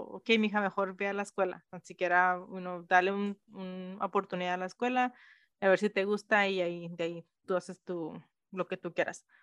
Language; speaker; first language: Spanish; early bilingual, heritage; Spanish